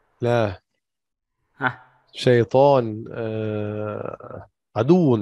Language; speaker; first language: Arabic; non-native, learner; English